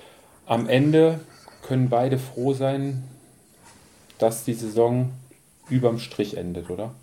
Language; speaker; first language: German; native; German